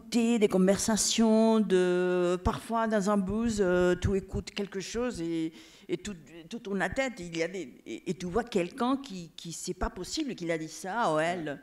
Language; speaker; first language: French; non-native, fluent; Catalan